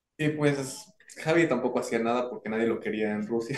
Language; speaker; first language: Spanish; native; Spanish